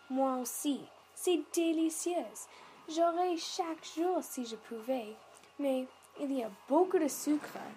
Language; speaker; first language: French; non-native, learner; English